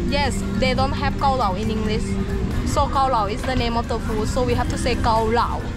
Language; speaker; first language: English; non-native, learner; Thai